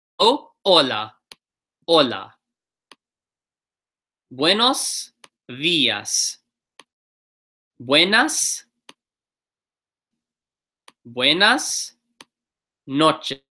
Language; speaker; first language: Spanish; non-native, learner; English